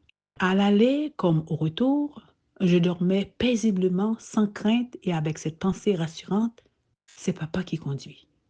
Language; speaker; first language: French; non-native, local second language; Haitian Creole